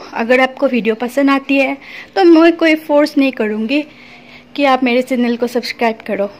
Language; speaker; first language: Hindi; non-native, local second language; Assamese